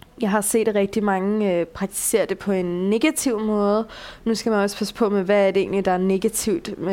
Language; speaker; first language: Danish; early bilingual, other home language; Bulgarian